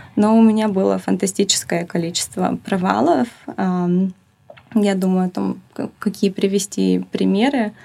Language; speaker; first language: Russian; native; Russian